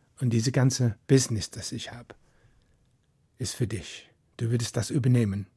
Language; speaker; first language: German; non-native, fluent; English